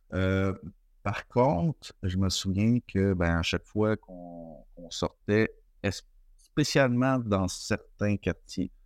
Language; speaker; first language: French; native; French